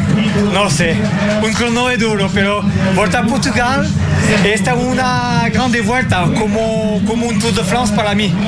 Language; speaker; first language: Portuguese; non-native, learner; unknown